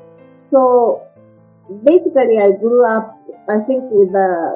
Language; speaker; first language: English; non-native, fluent; Japanese